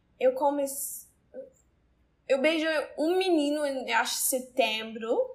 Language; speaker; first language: Portuguese; non-native, learner; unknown